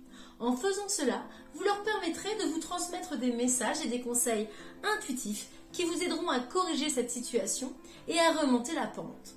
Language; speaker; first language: French; native; French